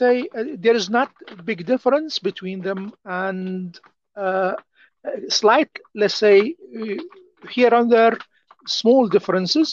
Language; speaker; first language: English; non-native, fluent; Arabic